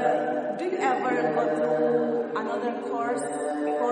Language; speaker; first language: English; non-native, learner; Indonesian